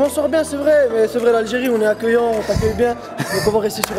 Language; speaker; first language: French; native; French